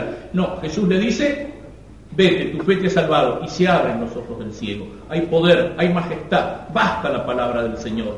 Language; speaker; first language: Spanish; native; Spanish